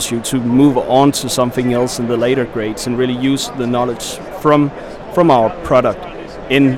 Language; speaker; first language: English; non-native, fluent; Danish